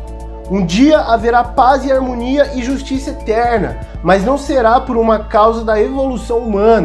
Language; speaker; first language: Portuguese; native; Portuguese